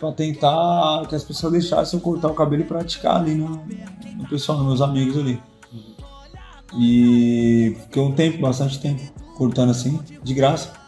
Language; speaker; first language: Portuguese; native; Portuguese